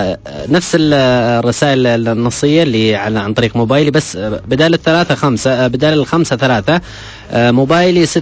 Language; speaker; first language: Arabic; native; Arabic